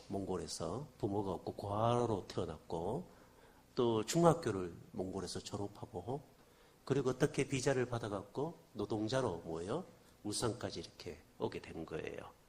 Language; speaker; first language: Korean; native; Korean